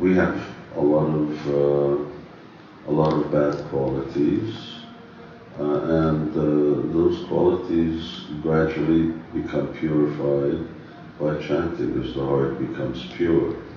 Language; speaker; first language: English; early bilingual, other home language; Hungarian